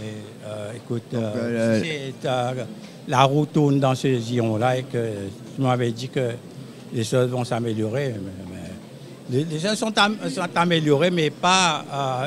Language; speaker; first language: French; non-native, local second language; Morisyen